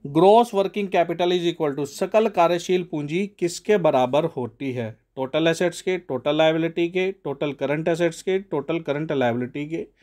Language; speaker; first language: Hindi; native; Hindi